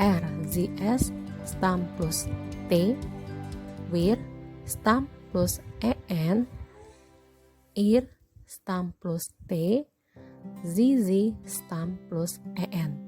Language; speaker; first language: German; non-native, fluent; Indonesian